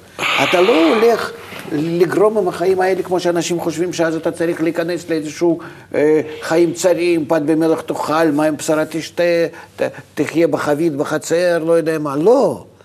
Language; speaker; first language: Hebrew; non-native, fluent; Russian